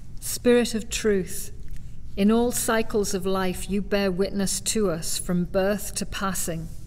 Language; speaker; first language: English; native; English